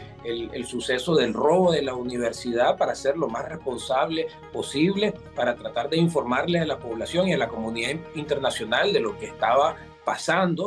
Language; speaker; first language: Spanish; native; Spanish